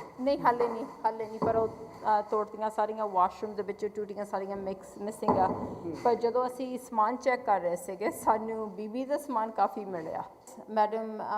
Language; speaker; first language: Punjabi; early bilingual, heritage; Punjabi